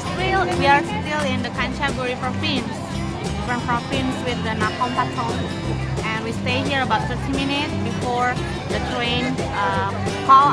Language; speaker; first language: English; non-native, local second language; Indonesian